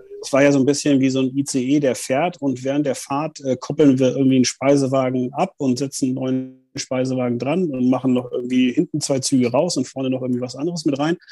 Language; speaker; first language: German; native; German